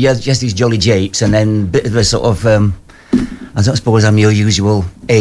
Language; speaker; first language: English; native; English